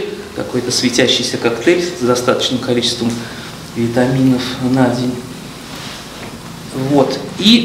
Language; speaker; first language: Russian; native; Russian